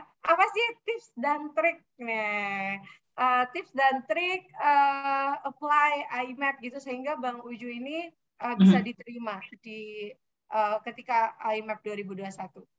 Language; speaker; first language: Indonesian; native; Indonesian